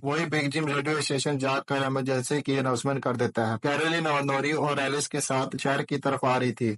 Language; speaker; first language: Hindi; native; Hindi